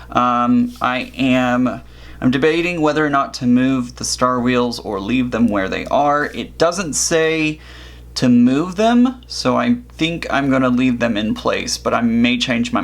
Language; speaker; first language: English; native; English